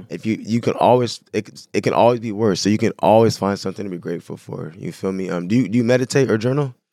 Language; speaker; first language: English; native; English